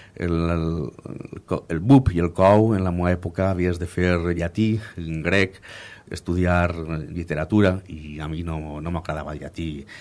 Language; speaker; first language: Catalan; native; Catalan